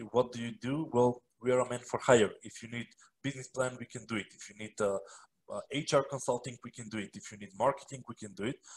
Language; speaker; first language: English; non-native, fluent; Macedonian